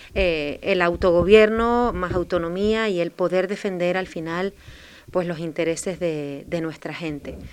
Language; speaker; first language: Spanish; native; Spanish